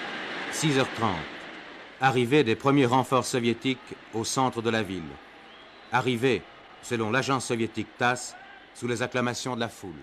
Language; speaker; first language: French; native; French